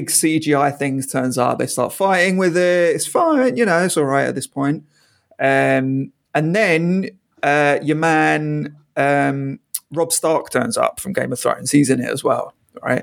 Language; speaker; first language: English; native; English